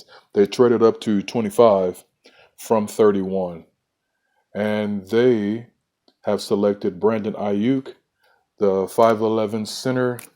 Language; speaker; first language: English; native; English